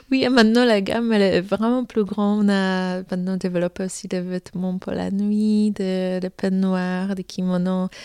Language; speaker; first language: French; non-native, fluent; Polish